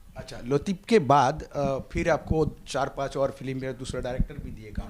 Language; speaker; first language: Hindi; non-native, local second language; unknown